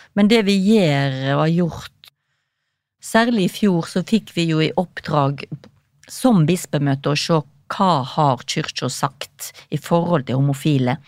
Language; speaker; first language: Norwegian; native; Norwegian